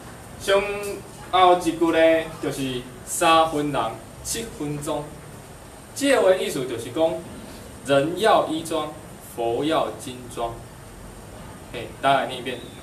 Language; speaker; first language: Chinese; native; Chinese